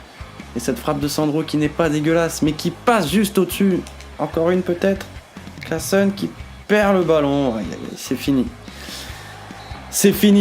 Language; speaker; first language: French; native; French